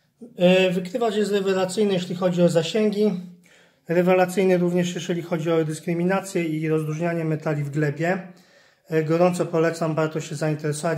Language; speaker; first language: Polish; native; Polish